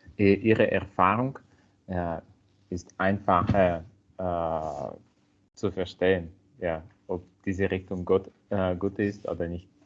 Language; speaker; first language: German; non-native, learner; Italian